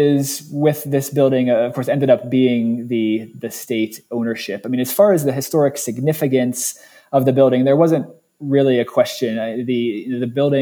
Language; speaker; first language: English; native; English